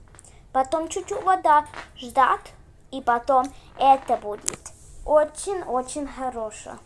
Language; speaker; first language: Russian; early bilingual, heritage; Russian